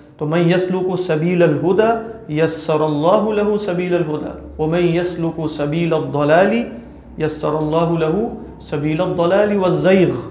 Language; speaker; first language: Urdu; native; Urdu